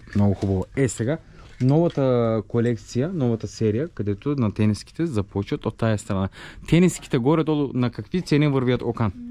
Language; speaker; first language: Bulgarian; non-native, local second language; Turkish